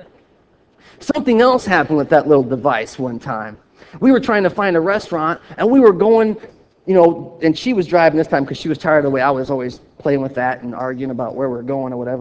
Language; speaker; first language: English; native; English